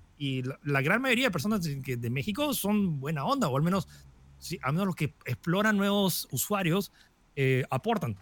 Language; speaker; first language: Spanish; early bilingual, other home language; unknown